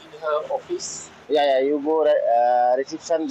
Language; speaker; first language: English; non-native, learner; Nepali